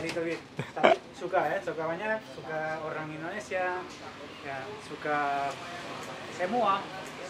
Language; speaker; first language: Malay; non-native, learner; Spanish